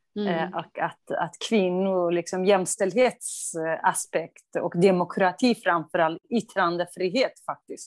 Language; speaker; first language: Swedish; non-native, fluent; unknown